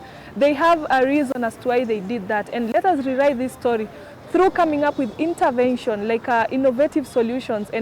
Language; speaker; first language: English; non-native, local second language; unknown